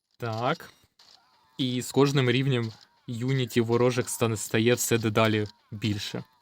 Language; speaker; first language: Ukrainian; non-native, local second language; Russian